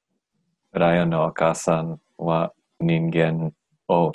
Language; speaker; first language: Japanese; non-native, learner; English